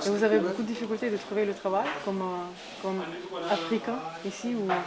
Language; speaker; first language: French; non-native, learner; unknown